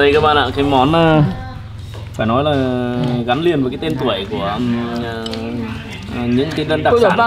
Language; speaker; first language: Vietnamese; native; Vietnamese